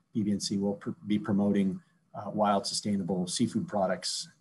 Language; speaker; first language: English; native; English